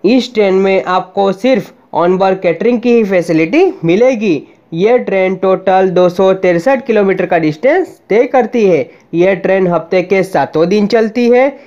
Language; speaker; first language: Hindi; non-native, local second language; Gujarati